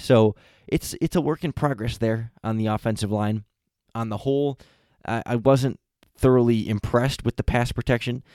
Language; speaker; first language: English; native; English